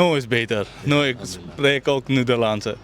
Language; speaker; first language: Dutch; non-native, learner; Urdu